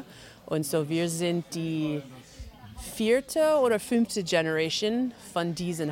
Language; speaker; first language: German; early bilingual, heritage; English